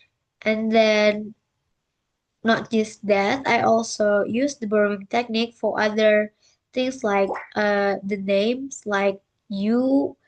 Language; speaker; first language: English; non-native, learner; Indonesian